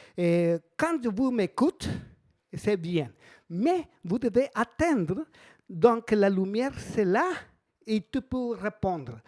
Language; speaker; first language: French; non-native, learner; Spanish